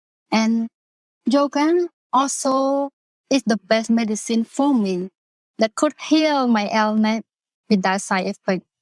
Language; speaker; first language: English; non-native, learner; Khmer